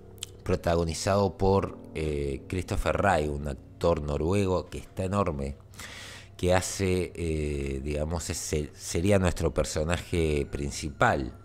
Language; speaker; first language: Spanish; native; Spanish